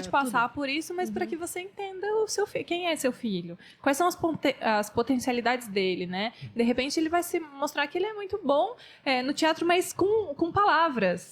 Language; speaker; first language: Portuguese; native; Portuguese